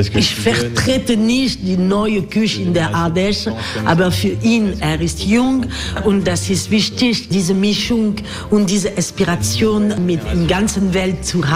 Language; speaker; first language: German; non-native, learner; French